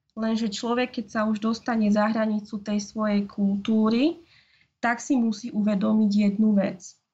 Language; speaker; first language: Slovak; native; Slovak